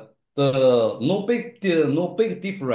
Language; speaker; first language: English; non-native, learner; Chinese